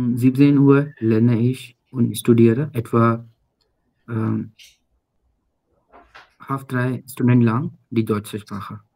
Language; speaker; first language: German; non-native, learner; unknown